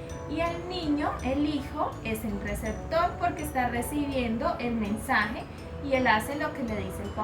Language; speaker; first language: Spanish; native; Spanish